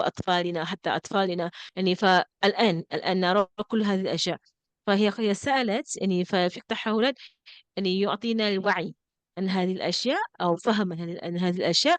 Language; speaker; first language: Arabic; non-native, fluent; English